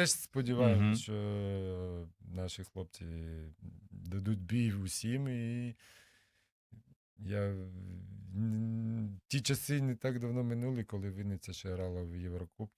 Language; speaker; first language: Ukrainian; non-native, local second language; Russian